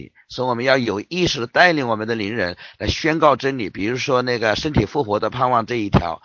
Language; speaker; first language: Chinese; native; Chinese